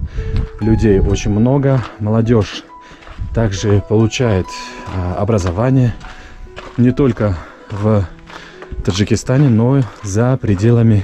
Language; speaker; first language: Russian; non-native, local second language; Tajik